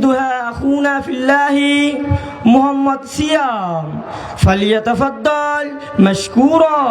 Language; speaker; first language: Arabic; non-native, learner; Bangla